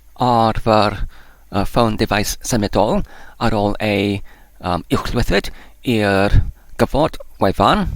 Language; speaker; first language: Welsh; non-native, learner; Polish